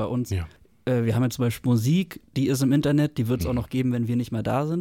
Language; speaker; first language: German; native; German